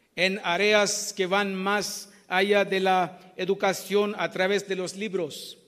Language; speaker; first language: Spanish; non-native, fluent; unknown